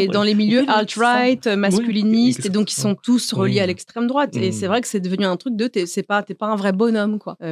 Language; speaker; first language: French; native; French